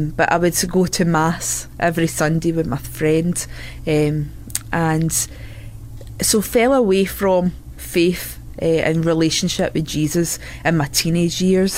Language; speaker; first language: English; native; English